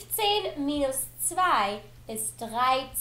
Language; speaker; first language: German; non-native, learner; English